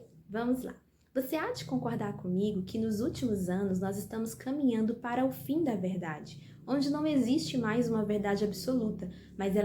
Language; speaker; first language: Portuguese; native; Portuguese